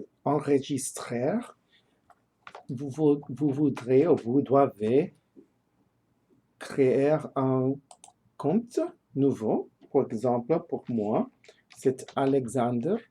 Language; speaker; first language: French; non-native, learner; English